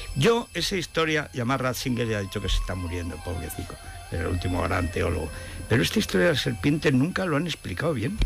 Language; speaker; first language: Spanish; native; Spanish